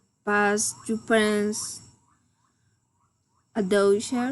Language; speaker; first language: French; non-native, learner; Spanish